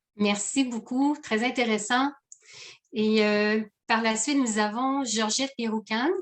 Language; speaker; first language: French; native; French